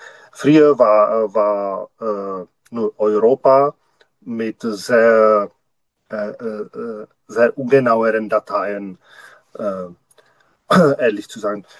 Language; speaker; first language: German; non-native, learner; Czech